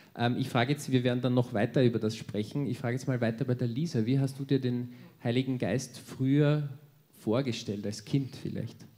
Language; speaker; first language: German; native; German